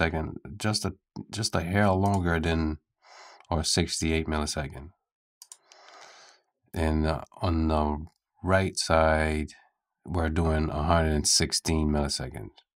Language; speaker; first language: English; native; English